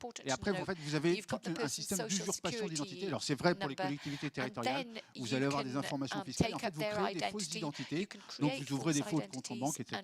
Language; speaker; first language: French; native; French